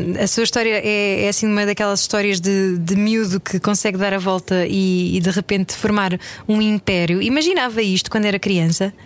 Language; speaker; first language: Portuguese; native; Portuguese